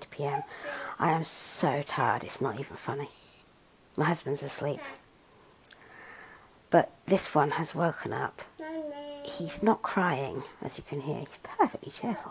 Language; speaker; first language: English; native; English